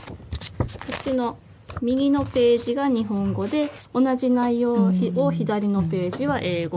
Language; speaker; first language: Japanese; native; Japanese